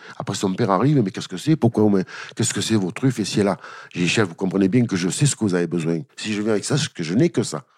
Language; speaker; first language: French; native; French